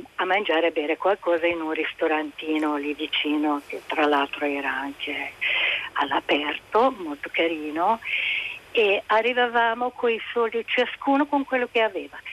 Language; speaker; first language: Italian; non-native, fluent; Hungarian